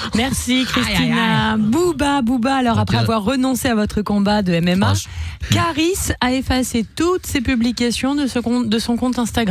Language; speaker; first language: French; native; French